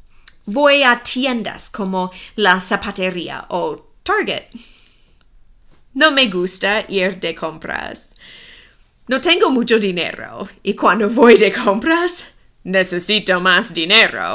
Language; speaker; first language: Spanish; non-native, fluent; English